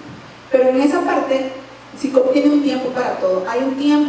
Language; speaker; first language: Spanish; native; Spanish